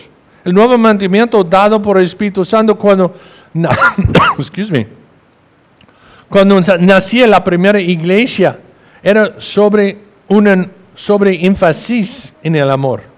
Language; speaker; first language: Spanish; non-native, fluent; English